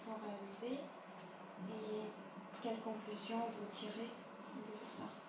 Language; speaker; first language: French; non-native, fluent; Ukrainian